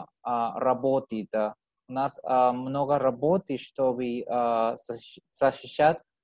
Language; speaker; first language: Russian; non-native, learner; Spanish